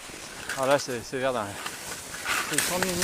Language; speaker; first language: French; native; French